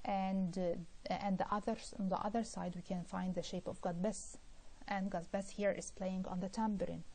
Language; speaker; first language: English; non-native, fluent; Arabic